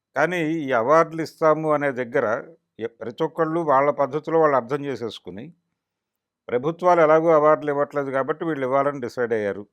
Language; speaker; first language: Telugu; native; Telugu